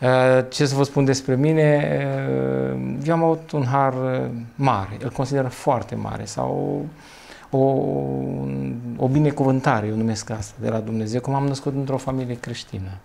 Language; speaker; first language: Romanian; native; Romanian